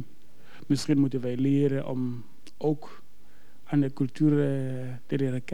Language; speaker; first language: Dutch; non-native, fluent; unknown